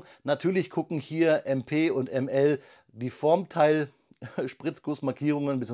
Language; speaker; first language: German; native; German